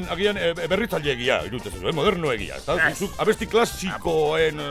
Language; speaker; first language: Basque; native; Basque